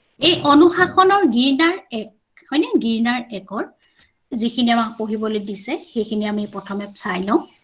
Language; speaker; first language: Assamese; native; Assamese